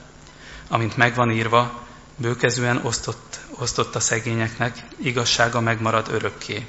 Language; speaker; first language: Hungarian; native; Hungarian